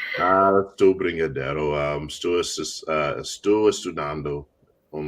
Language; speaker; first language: Portuguese; non-native, learner; English